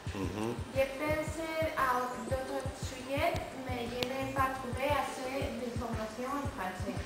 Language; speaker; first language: French; non-native, learner; Spanish